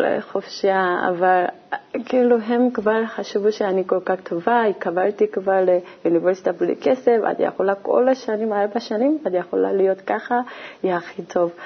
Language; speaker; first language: Hebrew; non-native, learner; Korean